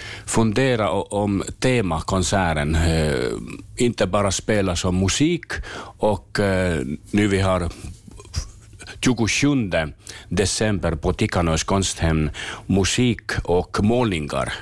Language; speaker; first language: Swedish; non-native, learner; Finnish